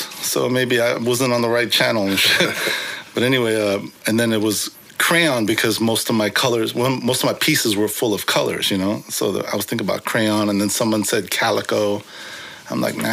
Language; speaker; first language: English; early bilingual, other home language; Korean